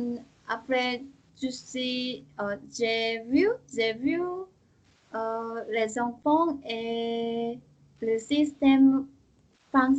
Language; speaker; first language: French; non-native, learner; Korean